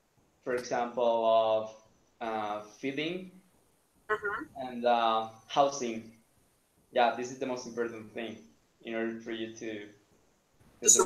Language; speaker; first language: English; non-native, fluent; Spanish